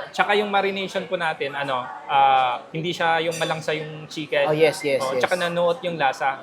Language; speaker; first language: Filipino; native; Filipino